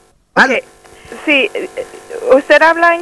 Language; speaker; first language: Spanish; non-native, learner; English